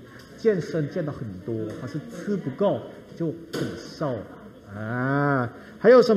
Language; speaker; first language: Chinese; non-native, fluent; Thai